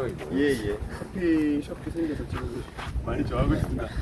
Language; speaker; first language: Korean; native; Korean